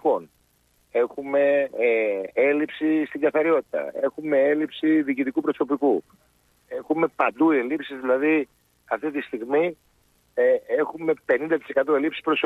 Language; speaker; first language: Greek; native; Greek